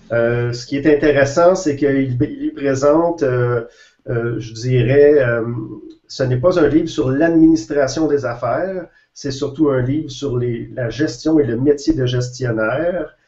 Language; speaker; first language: French; native; French